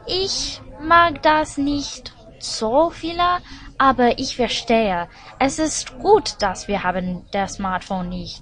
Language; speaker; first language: German; non-native, learner; English